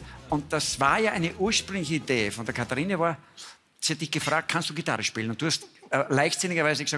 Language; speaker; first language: German; native; German